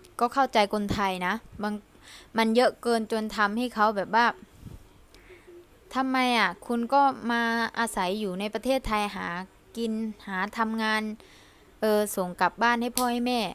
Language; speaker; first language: Thai; early bilingual, other home language; Lao